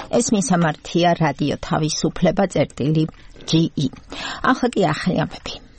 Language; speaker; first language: Georgian; native; Georgian